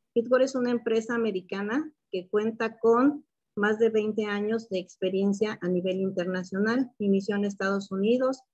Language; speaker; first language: Spanish; native; Spanish